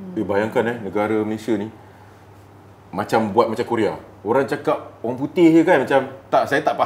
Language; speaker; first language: Malay; native; Malay